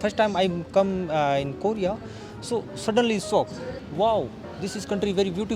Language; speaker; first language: English; non-native, learner; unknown